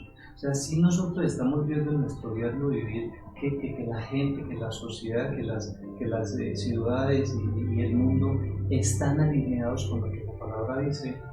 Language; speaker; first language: Spanish; native; Spanish